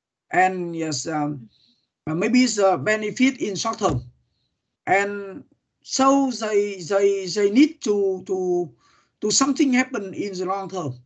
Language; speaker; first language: English; non-native, learner; Vietnamese